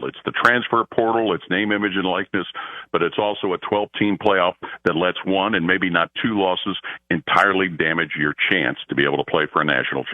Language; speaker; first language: English; native; English